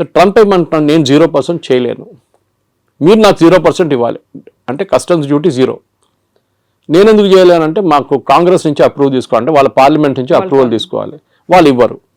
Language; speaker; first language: Telugu; non-native, local second language; Malayalam